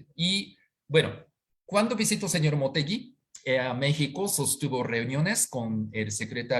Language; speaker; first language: Spanish; non-native, fluent; Japanese